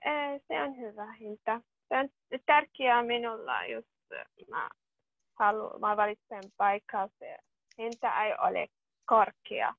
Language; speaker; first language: Finnish; non-native, learner; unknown